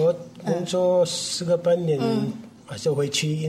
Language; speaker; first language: Chinese; non-native, learner; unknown